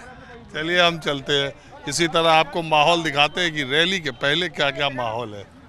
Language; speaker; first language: Hindi; native; Hindi